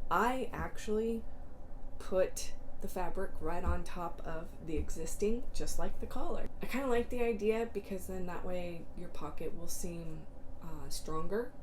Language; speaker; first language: English; native; English